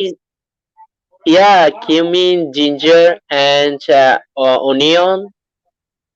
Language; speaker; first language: English; non-native, learner; Bangla